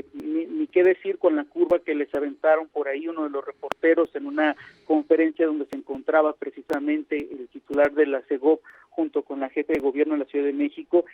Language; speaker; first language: Spanish; native; Spanish